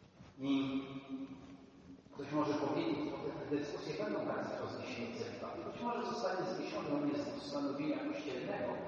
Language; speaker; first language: Polish; native; Polish